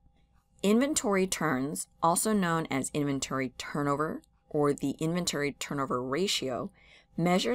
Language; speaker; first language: English; native; English